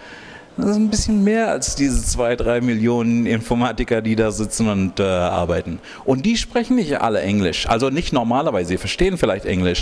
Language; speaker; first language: German; non-native, fluent; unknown